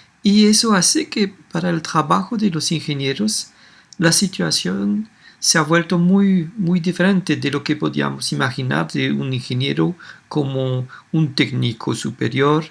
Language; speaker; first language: Spanish; non-native, fluent; French